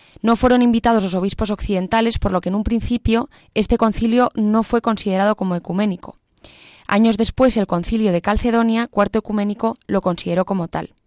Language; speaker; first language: Spanish; native; Spanish